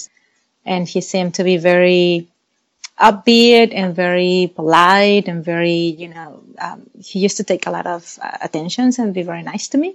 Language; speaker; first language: English; non-native, fluent; Spanish